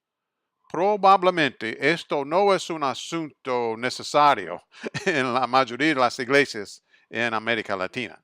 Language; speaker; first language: Spanish; non-native, fluent; English